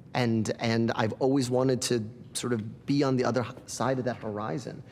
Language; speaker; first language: English; native; English